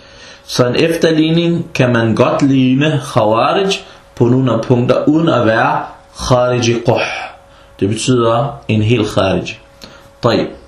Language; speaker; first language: Danish; non-native, fluent; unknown